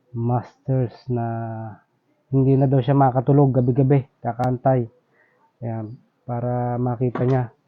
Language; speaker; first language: Filipino; non-native, local second language; Bikol